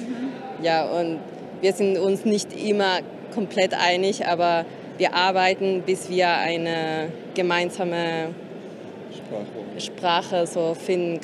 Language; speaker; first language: German; non-native, fluent; Spanish